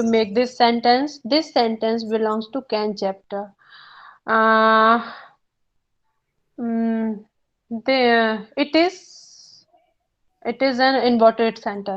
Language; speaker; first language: English; non-native, learner; Hindi